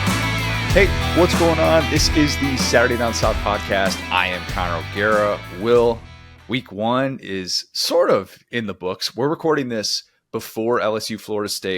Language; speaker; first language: English; native; English